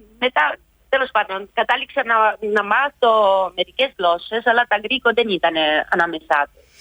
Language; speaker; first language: Greek; non-native, fluent; Italian